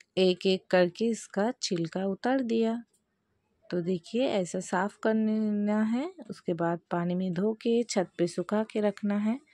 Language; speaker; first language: Hindi; non-native, local second language; Bangla